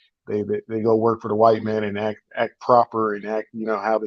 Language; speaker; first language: English; native; English